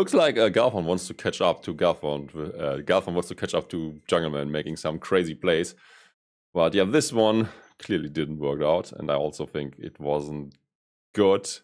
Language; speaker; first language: English; non-native, fluent; German